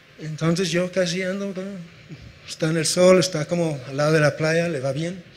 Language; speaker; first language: Spanish; non-native, fluent; English